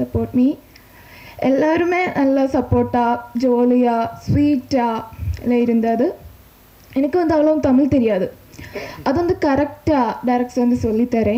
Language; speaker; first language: Tamil; non-native, learner; Malayalam